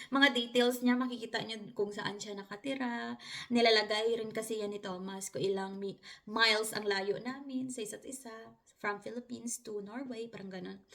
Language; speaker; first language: Filipino; non-native, local second language; Hiligaynon